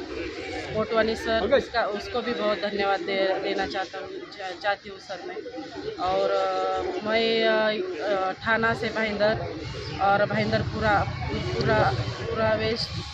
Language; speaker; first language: Hindi; non-native, local second language; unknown